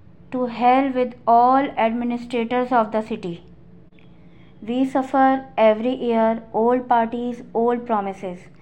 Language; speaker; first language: English; non-native, local second language; Urdu